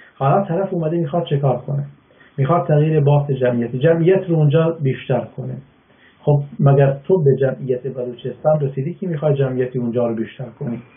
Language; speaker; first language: Persian; non-native, local second language; Baluchi